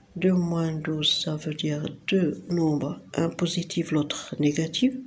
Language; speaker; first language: French; non-native, local second language; Arabic